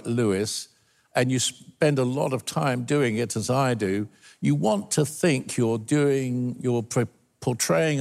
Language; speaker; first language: English; native; English